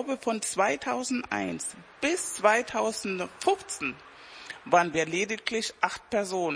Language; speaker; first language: German; non-native, fluent; Spanish